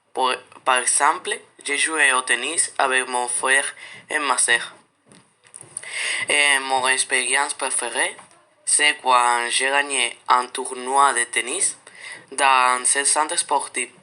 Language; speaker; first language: French; non-native, learner; Spanish